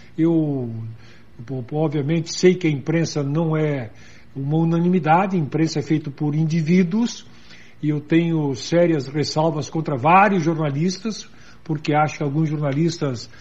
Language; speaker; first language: Portuguese; native; Portuguese